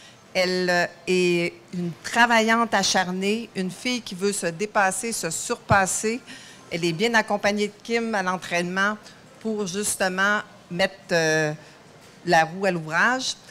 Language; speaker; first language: French; native; French